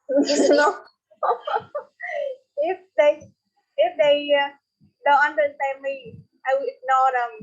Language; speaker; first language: English; non-native, learner; Vietnamese